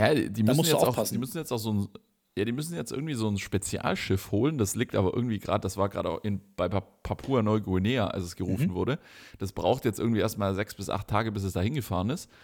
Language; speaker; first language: German; native; German